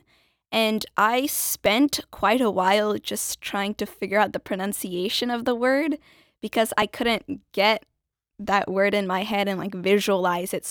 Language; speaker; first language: English; early bilingual, other home language; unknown